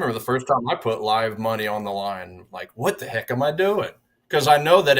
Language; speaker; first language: English; native; English